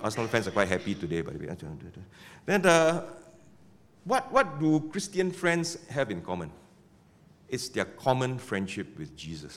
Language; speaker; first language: English; non-native, local second language; Min Nan Chinese